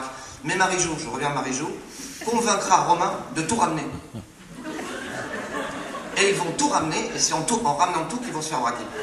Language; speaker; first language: French; native; French